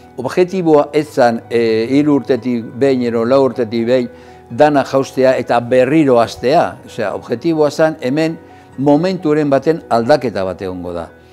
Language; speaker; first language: Basque; native; Basque